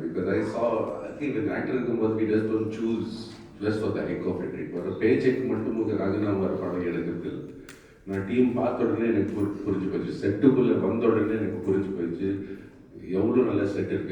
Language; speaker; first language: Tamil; non-native, fluent; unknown